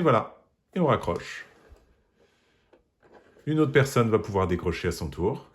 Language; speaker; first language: French; native; French